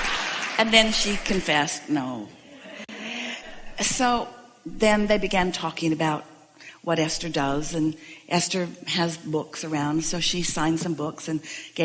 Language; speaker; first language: English; native; English